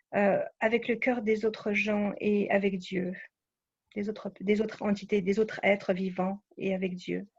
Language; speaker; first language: French; native; French